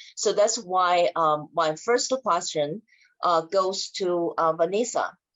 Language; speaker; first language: English; non-native, fluent; Chinese